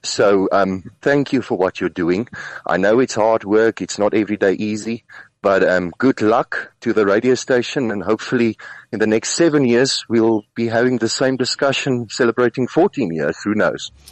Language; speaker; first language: English; non-native, local second language; Afrikaans